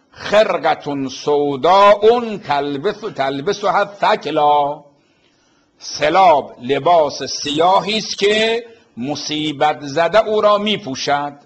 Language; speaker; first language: Persian; native; Persian